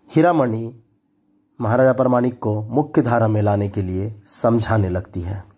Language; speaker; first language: Hindi; native; Hindi